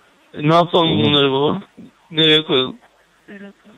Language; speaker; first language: Turkish; native; Turkish